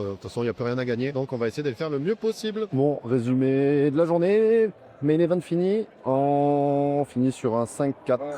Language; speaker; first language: French; native; French